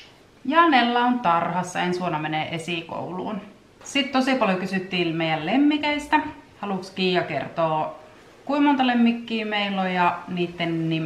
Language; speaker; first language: Finnish; native; Finnish